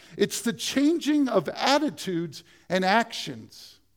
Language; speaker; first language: English; native; English